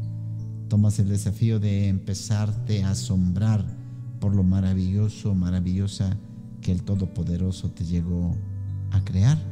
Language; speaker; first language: Spanish; native; Spanish